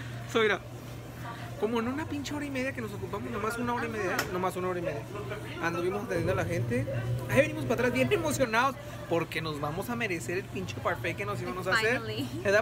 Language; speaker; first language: Spanish; early bilingual, heritage; Spanish